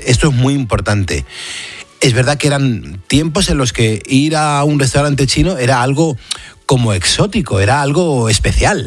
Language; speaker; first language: Spanish; native; Spanish